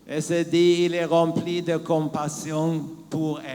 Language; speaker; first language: French; non-native, learner; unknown